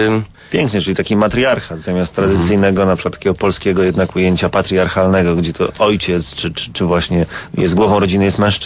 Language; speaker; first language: Polish; native; Polish